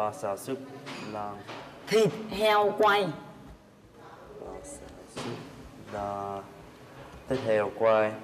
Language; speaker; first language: Vietnamese; non-native, learner; English